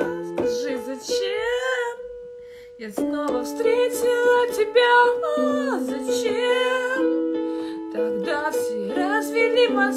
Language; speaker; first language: Russian; native; Russian